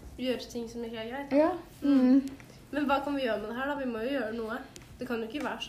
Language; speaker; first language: Norwegian; native; Norwegian